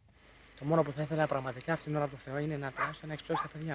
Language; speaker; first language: Greek; native; Greek